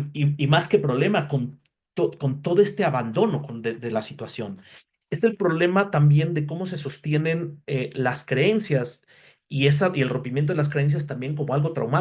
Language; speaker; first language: Spanish; native; Spanish